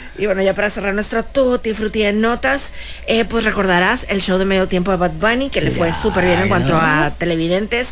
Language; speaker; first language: Spanish; native; Spanish